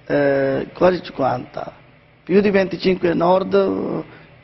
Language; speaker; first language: Italian; non-native, learner; Punjabi